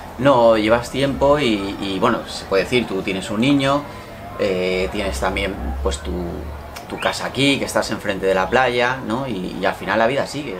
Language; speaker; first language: Spanish; native; Spanish